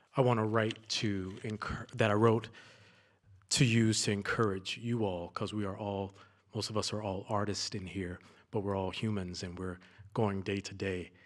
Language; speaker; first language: English; native; English